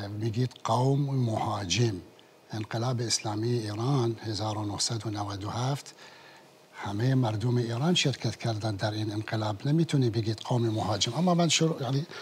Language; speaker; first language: Persian; non-native, fluent; Arabic